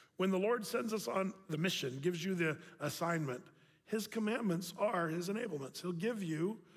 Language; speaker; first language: English; native; English